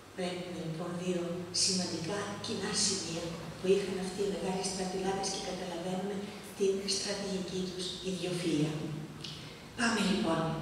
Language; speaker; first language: Greek; early bilingual, heritage; Greek